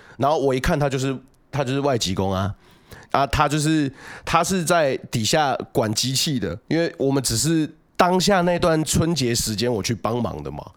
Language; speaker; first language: Chinese; native; Chinese